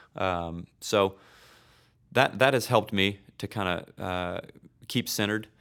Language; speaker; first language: English; native; English